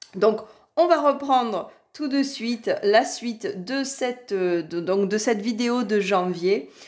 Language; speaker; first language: French; native; French